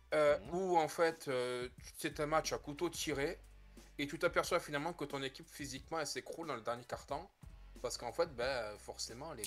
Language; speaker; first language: French; native; French